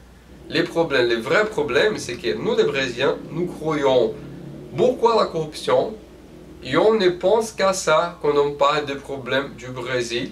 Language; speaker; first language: French; non-native, fluent; Portuguese